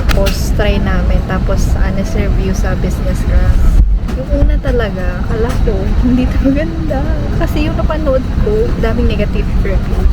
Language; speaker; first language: Filipino; native; Filipino